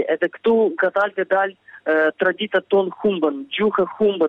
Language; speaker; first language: Albanian; early bilingual, heritage; Albanian